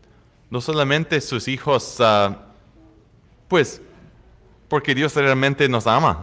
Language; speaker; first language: Spanish; non-native, fluent; English